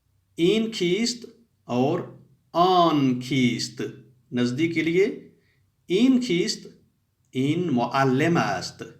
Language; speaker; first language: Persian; non-native, fluent; Urdu